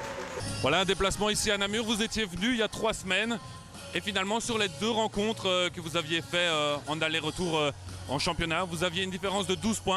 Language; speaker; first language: French; native; French